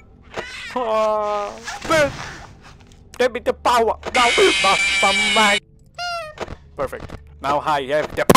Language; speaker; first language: English; non-native, learner; Italian